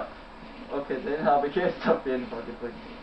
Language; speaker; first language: German; native; German